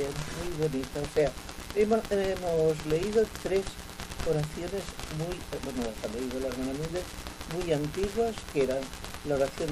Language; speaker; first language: Spanish; non-native, local second language; Catalan